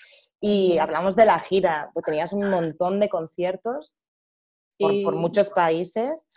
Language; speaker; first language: Spanish; native; Spanish